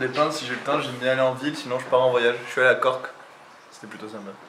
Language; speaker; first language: French; native; French